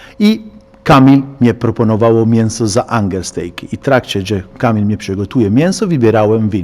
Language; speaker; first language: Polish; non-native, learner; Italian